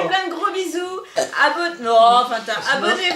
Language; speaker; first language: French; native; French